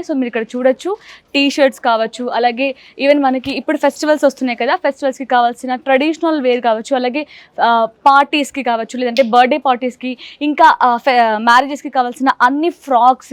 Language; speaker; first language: Telugu; native; Telugu